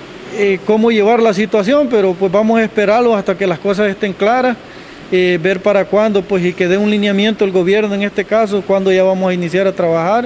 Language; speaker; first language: Spanish; native; Spanish